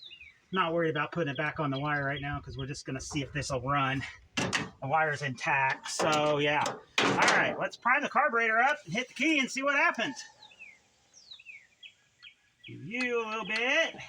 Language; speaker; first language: English; native; English